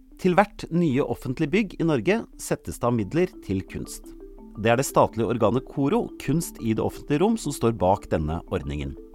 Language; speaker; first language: Norwegian; native; Norwegian